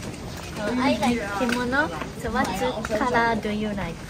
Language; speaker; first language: English; non-native, learner; Japanese